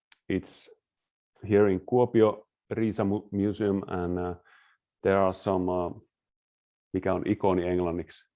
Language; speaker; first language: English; non-native, fluent; Finnish